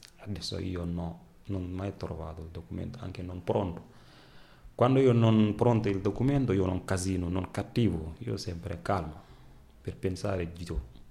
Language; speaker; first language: Italian; non-native, learner; Wolof